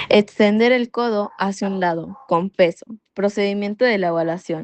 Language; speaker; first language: Spanish; native; Spanish